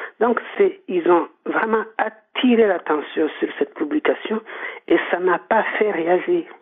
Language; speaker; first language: French; non-native, local second language; Kinyarwanda